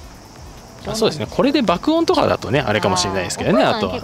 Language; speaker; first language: Japanese; native; Japanese